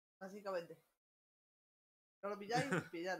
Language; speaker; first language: Spanish; native; Spanish